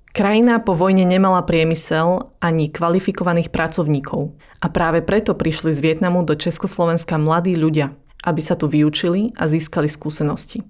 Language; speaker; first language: Slovak; early bilingual, other home language; Vietnamese